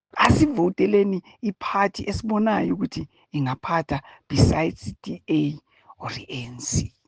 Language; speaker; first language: Zulu; native; Zulu